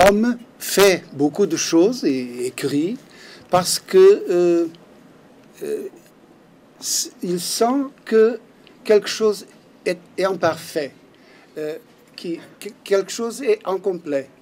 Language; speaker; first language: French; non-native, fluent; Portuguese